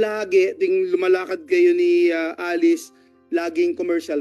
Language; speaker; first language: Filipino; native; Filipino